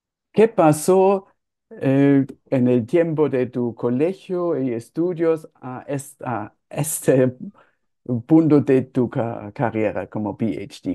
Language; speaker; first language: Spanish; non-native, fluent; German